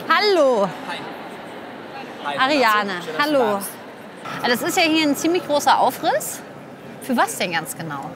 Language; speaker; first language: German; native; German